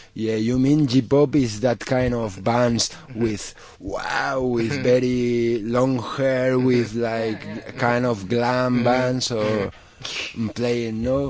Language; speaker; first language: English; non-native, learner; Spanish